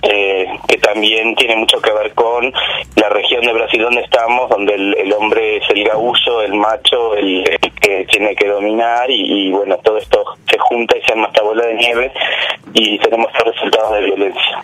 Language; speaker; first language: Spanish; native; Spanish